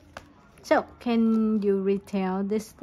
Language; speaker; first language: English; non-native, learner; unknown